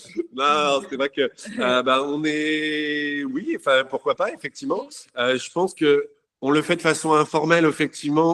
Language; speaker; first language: French; native; French